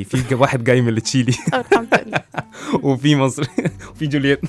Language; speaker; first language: Arabic; native; Arabic